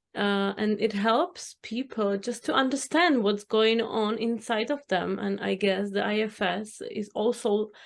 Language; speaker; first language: English; non-native, fluent; Czech